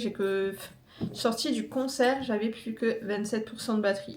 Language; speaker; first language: French; native; French